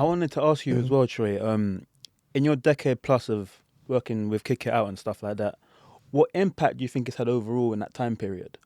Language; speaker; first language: English; native; English